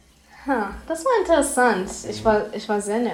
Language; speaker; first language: German; non-native, learner; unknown